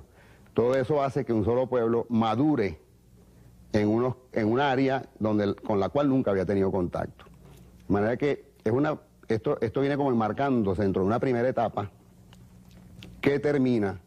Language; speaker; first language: Spanish; native; Spanish